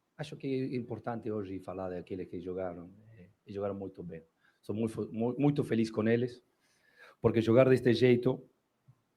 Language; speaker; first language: Portuguese; non-native, fluent; Spanish